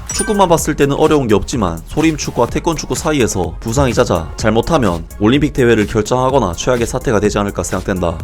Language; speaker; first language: Korean; native; Korean